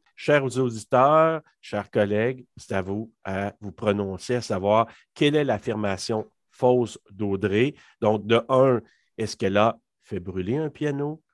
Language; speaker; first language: French; native; French